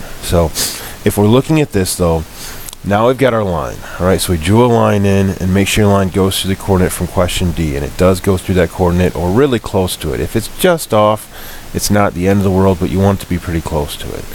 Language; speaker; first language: English; native; English